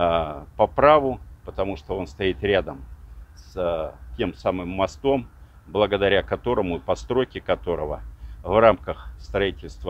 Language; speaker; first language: Russian; native; Russian